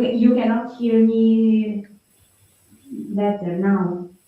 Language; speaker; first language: English; non-native, fluent; Italian